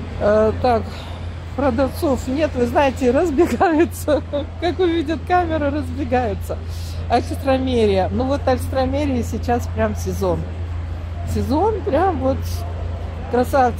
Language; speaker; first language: Russian; native; Russian